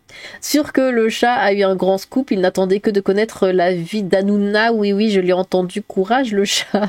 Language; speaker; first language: French; native; French